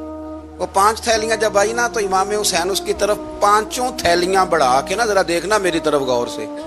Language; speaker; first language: Urdu; native; Urdu